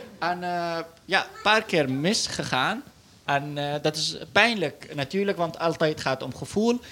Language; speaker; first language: Dutch; non-native, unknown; Arabic